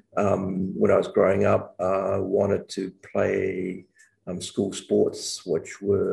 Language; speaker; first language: English; native; English